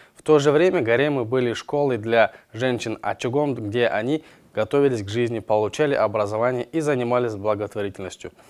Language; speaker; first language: Russian; non-native, local second language; Kazakh